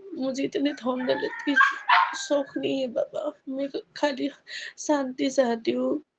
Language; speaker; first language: Hindi; non-native, local second language; Assamese